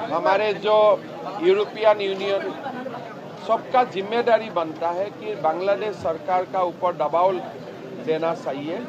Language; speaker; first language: Hindi; non-native, local second language; Assamese